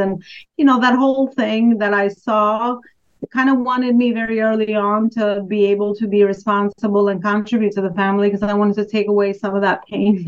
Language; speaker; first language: English; non-native, fluent; Albanian